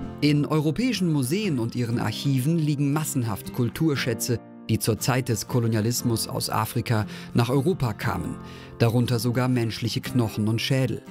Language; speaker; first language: German; native; German